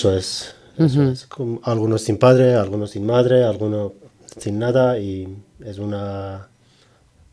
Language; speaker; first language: Spanish; non-native, learner; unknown